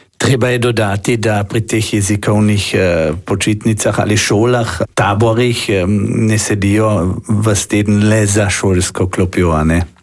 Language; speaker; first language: Slovenian; native; Slovenian